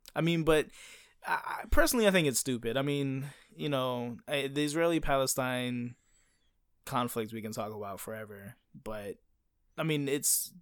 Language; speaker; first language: English; native; English